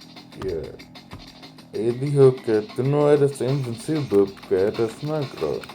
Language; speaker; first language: Spanish; non-native, learner; English